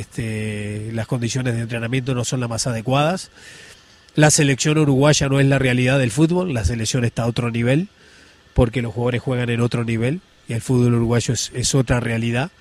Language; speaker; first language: Spanish; native; Spanish